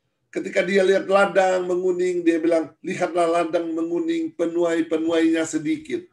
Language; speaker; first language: Indonesian; native; Indonesian